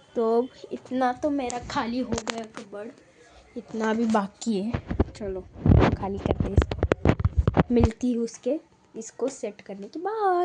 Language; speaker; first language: Hindi; non-native, local second language; Marathi